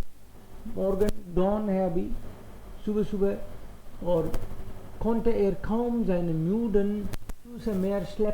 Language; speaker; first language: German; non-native, fluent; Hindi